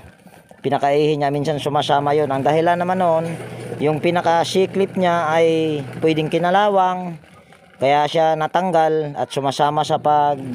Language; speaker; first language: Filipino; native; Filipino